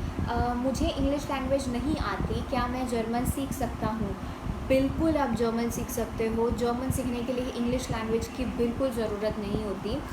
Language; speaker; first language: Hindi; non-native, local second language; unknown